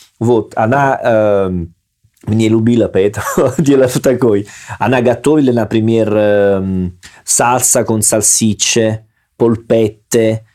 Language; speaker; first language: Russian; non-native, fluent; Italian